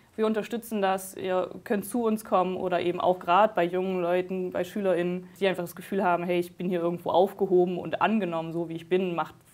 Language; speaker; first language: German; native; German